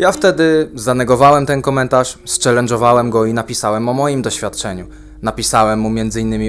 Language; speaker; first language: Polish; native; Polish